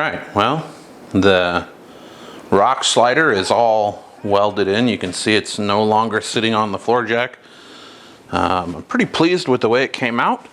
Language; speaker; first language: English; native; English